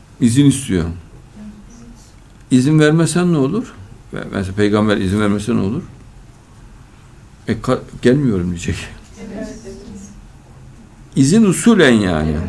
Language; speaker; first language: Turkish; native; Turkish